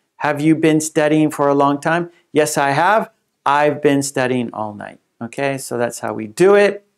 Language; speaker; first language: English; native; English